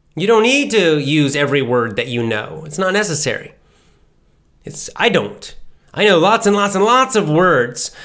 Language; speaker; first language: English; native; English